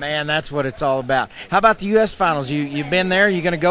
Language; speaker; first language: English; native; English